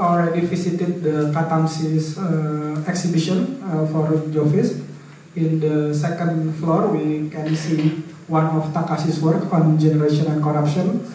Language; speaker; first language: English; non-native, fluent; Indonesian